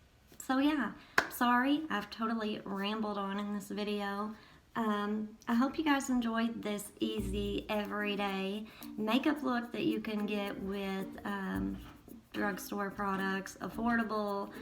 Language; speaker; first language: English; native; English